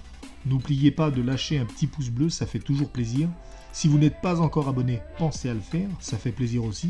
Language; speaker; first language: French; native; French